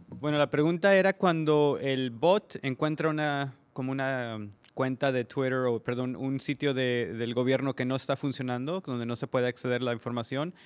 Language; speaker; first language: Spanish; non-native, learner; Portuguese